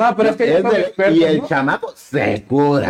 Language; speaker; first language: Spanish; native; Spanish